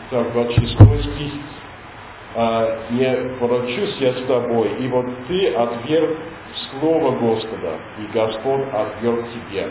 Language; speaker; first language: Russian; non-native, learner; English